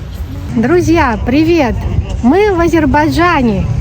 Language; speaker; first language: Russian; native; Russian